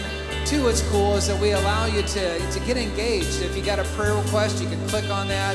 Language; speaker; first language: English; native; English